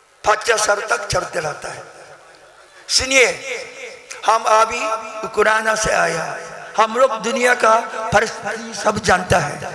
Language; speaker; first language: Hindi; non-native, learner; Japanese